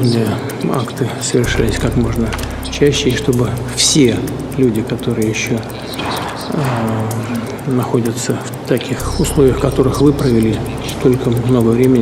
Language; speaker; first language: Russian; native; Russian